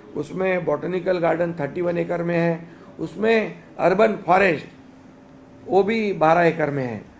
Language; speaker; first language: Hindi; non-native, local second language; Marathi